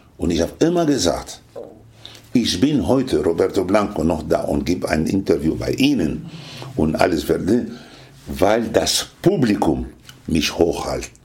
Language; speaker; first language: German; non-native, fluent; Spanish